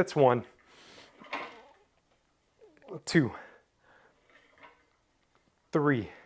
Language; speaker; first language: English; native; English